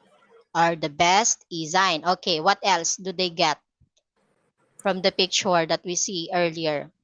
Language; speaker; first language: English; non-native, fluent; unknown